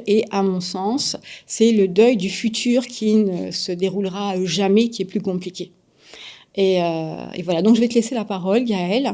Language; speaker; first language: French; native; French